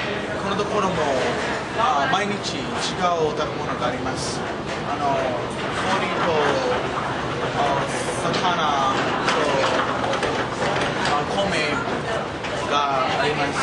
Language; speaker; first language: Japanese; non-native, learner; English